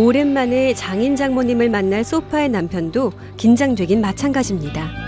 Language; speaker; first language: Korean; native; Korean